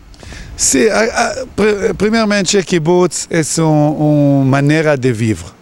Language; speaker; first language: Portuguese; non-native, learner; Hebrew